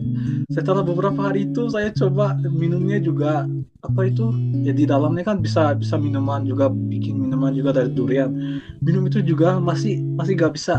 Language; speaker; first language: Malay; non-native, fluent; Turkish